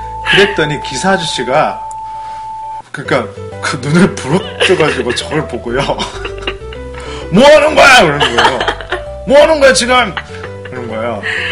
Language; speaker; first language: Korean; non-native, fluent; Japanese